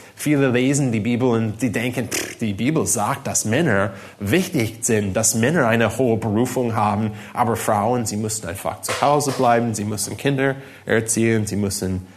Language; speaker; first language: German; non-native, fluent; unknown